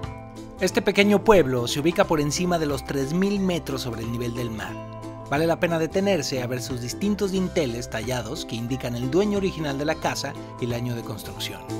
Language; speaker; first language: Spanish; native; Spanish